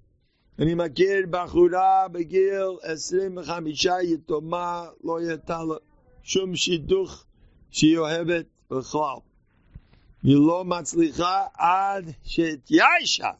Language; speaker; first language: Hebrew; non-native, fluent; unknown